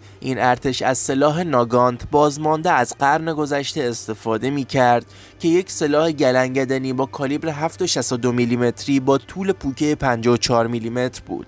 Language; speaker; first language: Persian; native; Persian